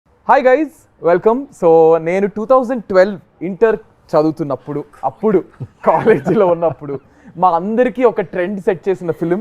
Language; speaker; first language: Telugu; native; Telugu